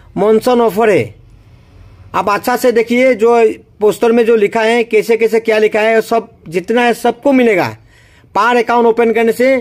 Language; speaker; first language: Hindi; native; Hindi